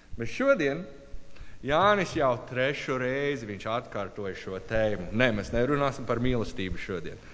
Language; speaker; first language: Latvian; non-native, learner; English